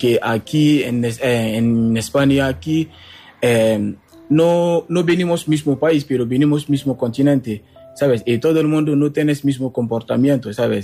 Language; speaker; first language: Spanish; non-native, learner; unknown